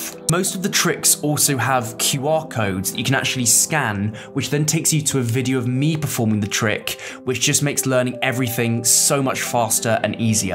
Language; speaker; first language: English; native; English